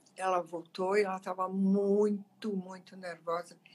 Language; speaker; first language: Portuguese; early bilingual, other home language; Italian